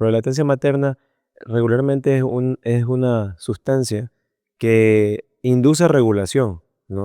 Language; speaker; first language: Spanish; native; Spanish